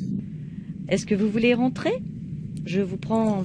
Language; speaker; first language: French; native; French